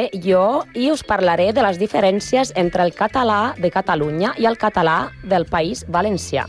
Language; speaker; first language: Catalan; non-native, learner; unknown